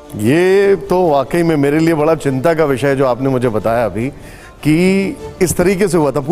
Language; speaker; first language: Hindi; native; Hindi